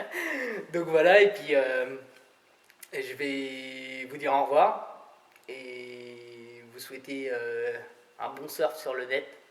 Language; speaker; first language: French; native; French